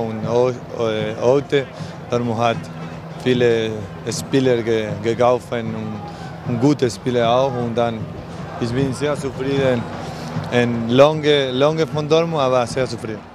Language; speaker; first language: German; non-native, learner; Spanish